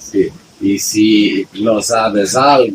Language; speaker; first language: Spanish; non-native, fluent; Italian